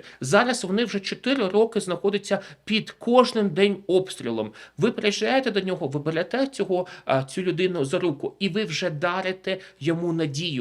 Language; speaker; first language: Ukrainian; native; Ukrainian